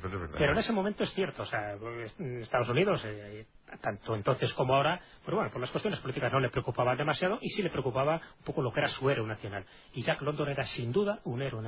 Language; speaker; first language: Spanish; native; Spanish